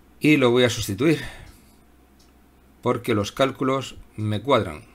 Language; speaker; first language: Spanish; native; Spanish